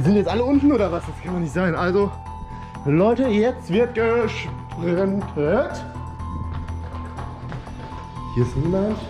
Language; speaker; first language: German; native; German